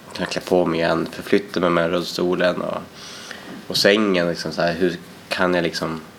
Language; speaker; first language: Swedish; native; Swedish